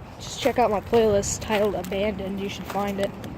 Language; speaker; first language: English; native; English